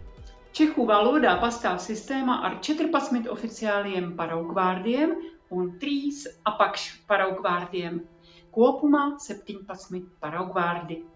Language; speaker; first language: Latvian; non-native, fluent; Czech